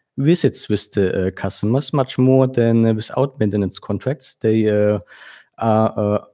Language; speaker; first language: English; non-native, fluent; German